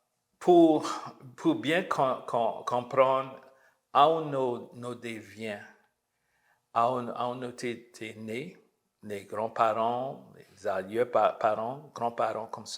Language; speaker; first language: French; early bilingual, heritage; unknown